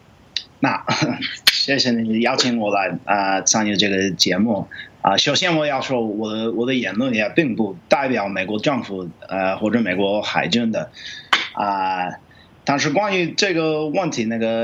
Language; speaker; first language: Chinese; non-native, fluent; English